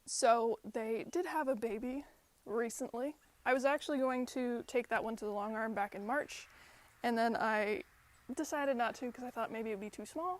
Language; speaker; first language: English; native; English